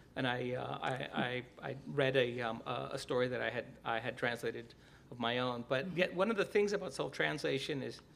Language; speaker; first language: English; early bilingual, other home language; Spanish